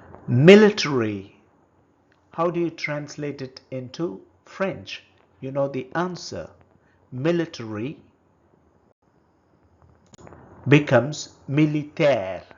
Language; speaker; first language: English; non-native, local second language; Telugu